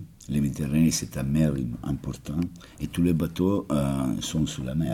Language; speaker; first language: French; non-native, learner; Italian